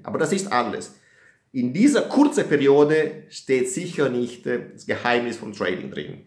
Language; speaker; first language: German; non-native, fluent; Italian